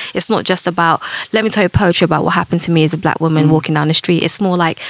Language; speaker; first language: English; native; English